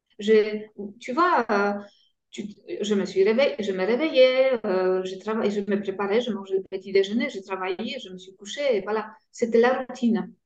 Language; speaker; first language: French; non-native, fluent; Polish